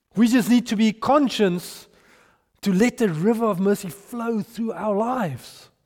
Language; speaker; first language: English; non-native, local second language; Afrikaans